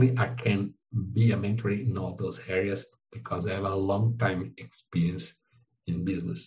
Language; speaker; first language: English; non-native, fluent; Portuguese